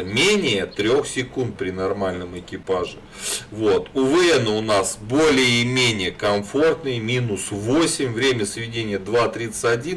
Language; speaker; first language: Russian; native; Russian